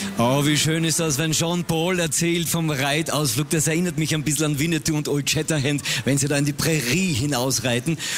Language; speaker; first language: German; native; German